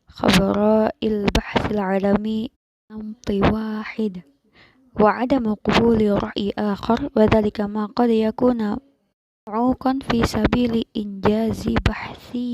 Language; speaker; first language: Arabic; non-native, learner; Indonesian